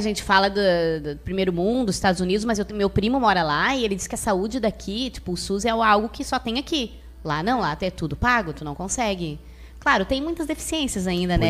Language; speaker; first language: Portuguese; native; Portuguese